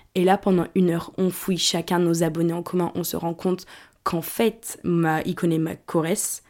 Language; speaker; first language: French; native; French